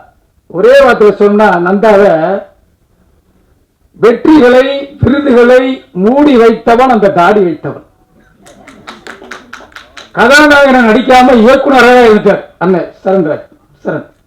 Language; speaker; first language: Tamil; native; Tamil